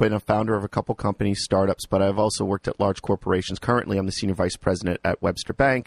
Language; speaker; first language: English; native; English